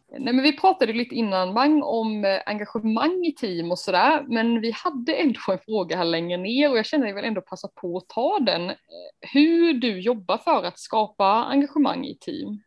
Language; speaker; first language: Swedish; native; Swedish